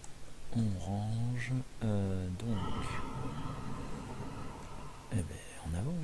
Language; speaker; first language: French; native; French